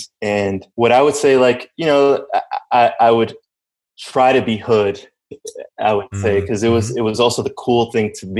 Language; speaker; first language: English; early bilingual, other home language; Spanish